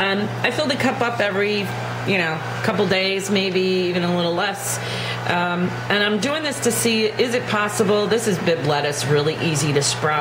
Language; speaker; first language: English; native; English